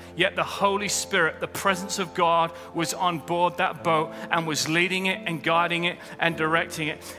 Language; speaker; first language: English; native; English